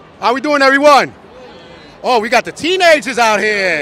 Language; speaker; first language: English; early bilingual, other home language; Spanish